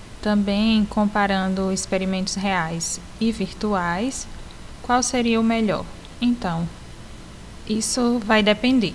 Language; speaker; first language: Portuguese; native; Portuguese